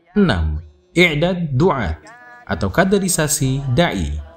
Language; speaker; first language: Indonesian; native; Indonesian